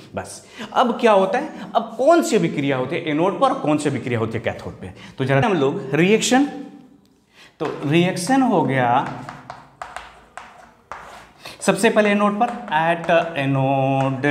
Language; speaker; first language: Hindi; native; Hindi